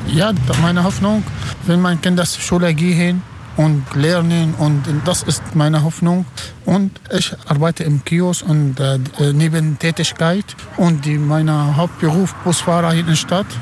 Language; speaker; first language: German; non-native, learner; Arabic